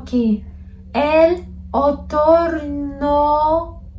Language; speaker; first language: Spanish; non-native, fluent; Polish